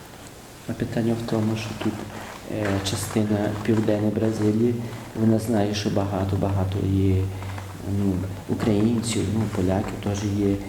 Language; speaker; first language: Ukrainian; early bilingual, heritage; Ukrainian